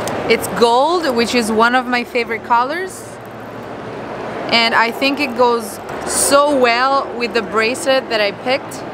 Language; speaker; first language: English; non-native, fluent; Italian